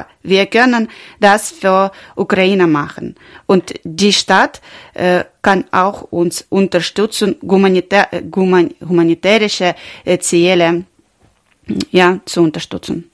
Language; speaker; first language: German; non-native, learner; Ukrainian